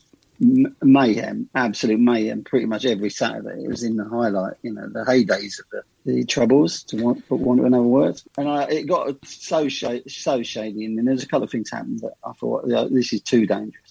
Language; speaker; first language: English; native; English